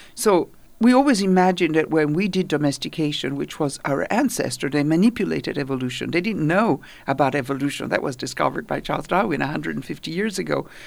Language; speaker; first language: English; non-native, fluent; Italian